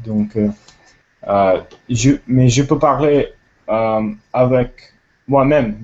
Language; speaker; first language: French; non-native, learner; English